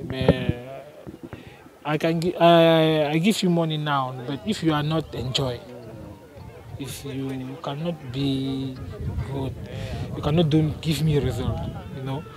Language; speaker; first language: English; non-native, learner; French